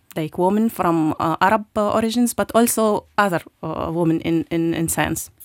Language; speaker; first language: English; non-native, fluent; Arabic